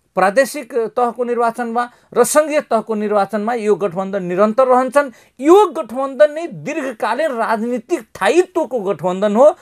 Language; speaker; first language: Nepali; non-native, local second language; Maithili